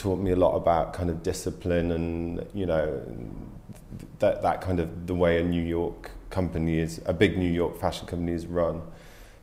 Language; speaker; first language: English; native; English